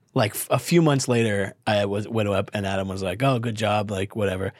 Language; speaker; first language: English; native; English